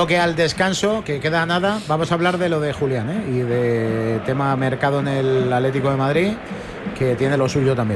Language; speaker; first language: Spanish; native; Spanish